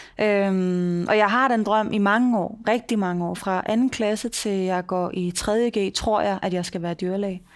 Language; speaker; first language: Danish; native; Danish